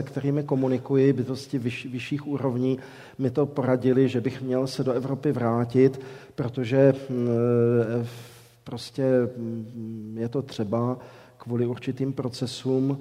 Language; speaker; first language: Czech; native; Czech